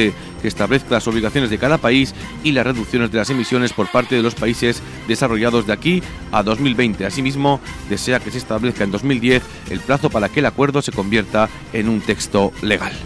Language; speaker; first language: Spanish; native; Spanish